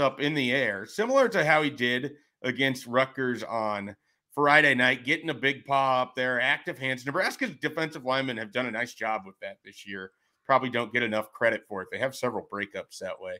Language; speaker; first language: English; native; English